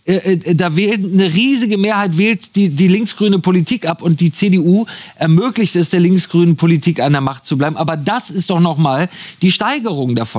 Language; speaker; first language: German; native; German